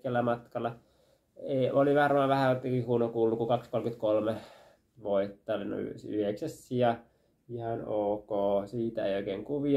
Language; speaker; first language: Finnish; native; Finnish